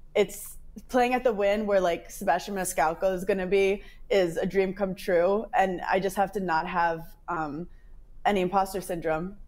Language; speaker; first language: English; native; English